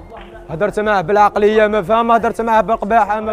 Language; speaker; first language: Arabic; native; Arabic